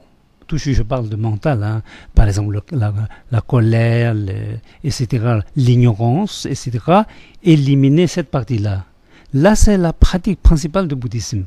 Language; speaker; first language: French; non-native, fluent; Tibetan